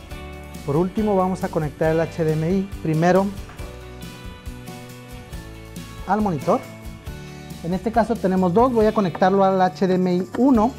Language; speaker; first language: Spanish; native; Spanish